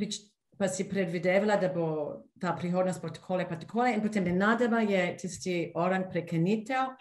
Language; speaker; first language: Slovenian; non-native, fluent; English